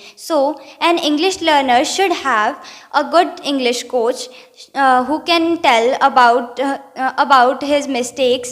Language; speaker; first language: English; non-native, fluent; Hindi